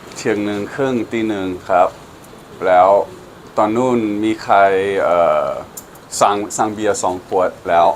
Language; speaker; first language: Thai; non-native, learner; English